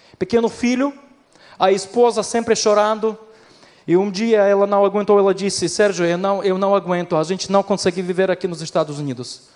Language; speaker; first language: Portuguese; non-native, fluent; Ukrainian